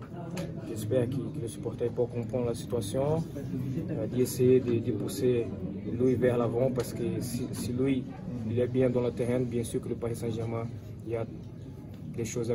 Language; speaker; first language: French; non-native, fluent; Portuguese